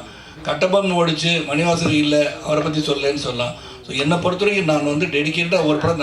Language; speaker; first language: Tamil; native; Tamil